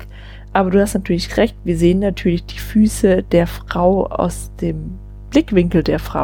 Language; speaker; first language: German; native; German